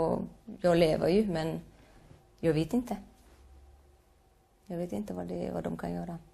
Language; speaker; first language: Swedish; non-native, fluent; Somali